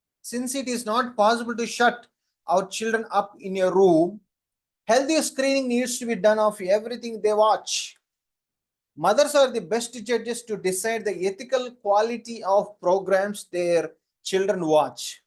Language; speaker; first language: English; non-native, local second language; Telugu